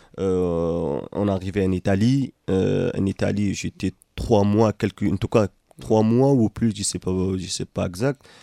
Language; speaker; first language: French; non-native, fluent; Arabic